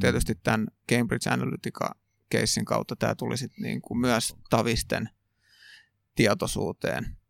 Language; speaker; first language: Finnish; native; Finnish